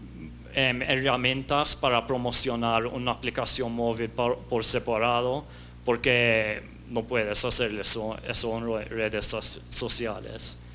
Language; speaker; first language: Spanish; non-native, fluent; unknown